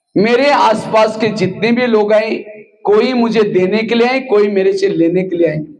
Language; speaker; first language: Hindi; non-native, local second language; Marathi